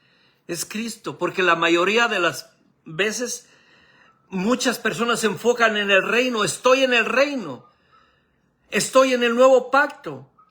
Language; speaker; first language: Spanish; native; Spanish